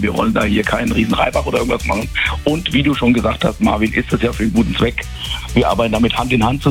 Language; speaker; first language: German; native; German